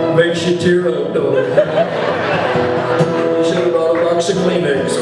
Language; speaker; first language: English; native; English